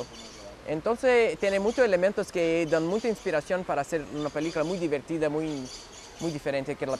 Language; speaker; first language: Spanish; non-native, learner; Portuguese